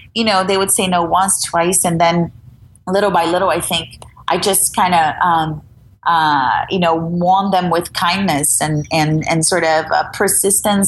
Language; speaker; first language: English; non-native, fluent; Portuguese